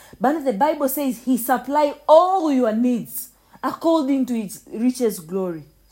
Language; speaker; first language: English; non-native, local second language; Swahili